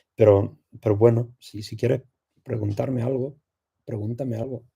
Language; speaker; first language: Spanish; non-native, fluent; English